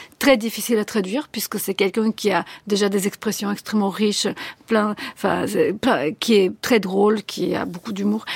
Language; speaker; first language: French; non-native, fluent; Bulgarian